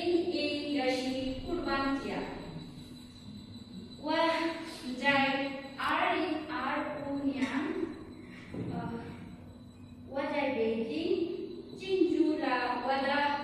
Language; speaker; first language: Chinese; non-native, learner; Bangla